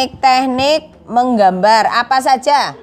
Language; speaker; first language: Indonesian; non-native, local second language; Javanese